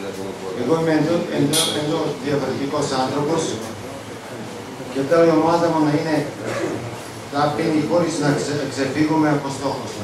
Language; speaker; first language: Greek; non-native, fluent; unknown